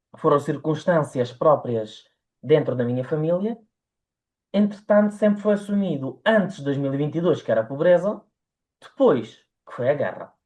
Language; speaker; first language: Portuguese; early bilingual, other home language; Ukrainian